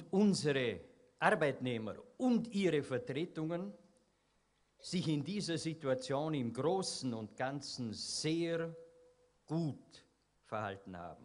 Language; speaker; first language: German; native; German